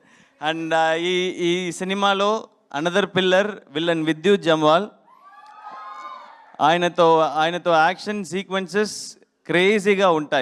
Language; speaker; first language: Telugu; non-native, learner; Tamil